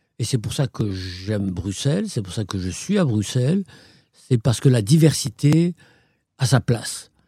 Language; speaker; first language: French; non-native, local second language; Arabic